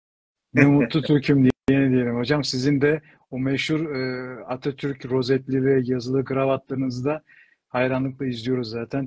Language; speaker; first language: Turkish; native; Turkish